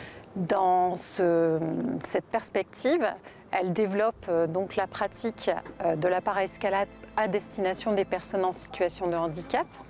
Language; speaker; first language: French; native; French